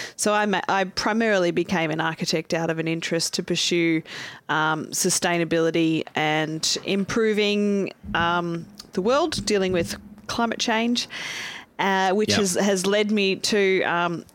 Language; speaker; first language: English; native; English